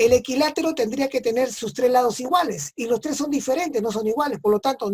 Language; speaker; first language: Spanish; native; Spanish